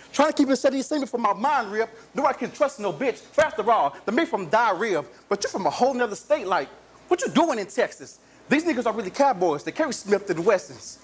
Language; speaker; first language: English; native; English